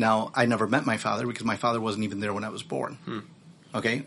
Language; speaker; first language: English; early bilingual, other home language; Filipino